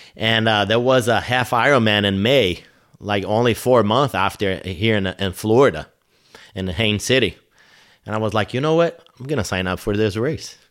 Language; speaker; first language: English; non-native, fluent; Portuguese